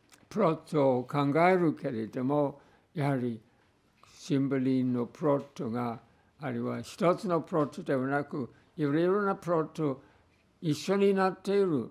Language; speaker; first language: Japanese; non-native, fluent; English